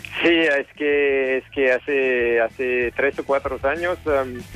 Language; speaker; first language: Spanish; non-native, learner; French